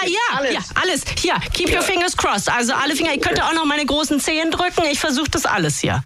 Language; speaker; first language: German; native; German